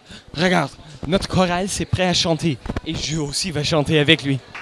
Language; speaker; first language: French; non-native, local second language; English